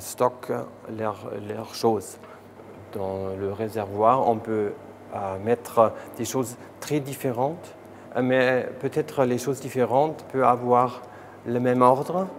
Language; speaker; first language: French; non-native, fluent; German